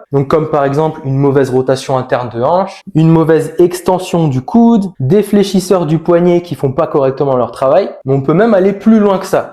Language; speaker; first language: French; native; French